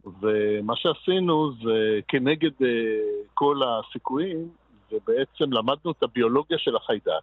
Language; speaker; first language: Hebrew; native; Hebrew